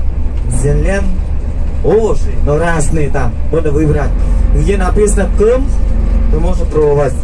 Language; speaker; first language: Russian; non-native, learner; Vietnamese